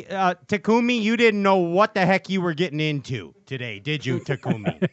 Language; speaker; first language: English; native; English